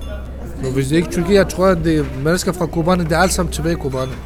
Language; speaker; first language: Danish; non-native, learner; Kurdish